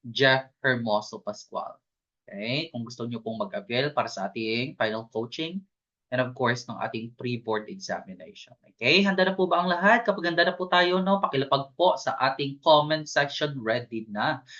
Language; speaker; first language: Filipino; non-native, local second language; Hiligaynon